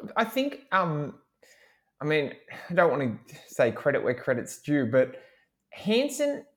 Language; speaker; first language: English; native; English